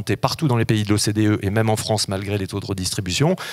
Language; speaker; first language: French; native; French